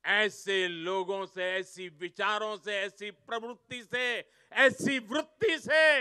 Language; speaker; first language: Hindi; non-native, local second language; Gujarati